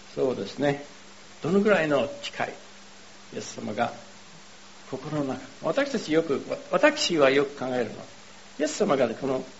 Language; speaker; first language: Japanese; non-native, fluent; English